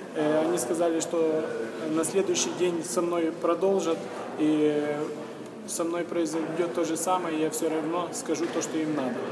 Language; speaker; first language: Russian; non-native, local second language; Ukrainian